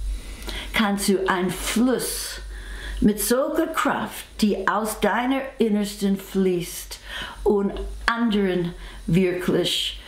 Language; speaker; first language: German; non-native, fluent; English